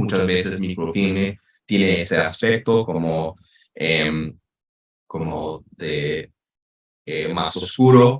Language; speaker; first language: Spanish; non-native, fluent; English